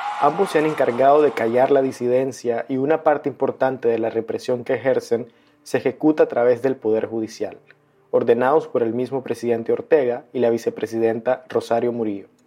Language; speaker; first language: Spanish; native; Spanish